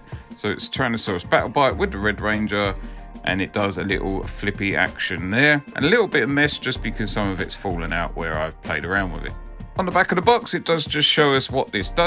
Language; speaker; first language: English; native; English